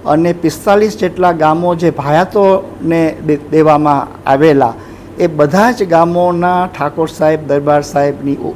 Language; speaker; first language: Gujarati; native; Gujarati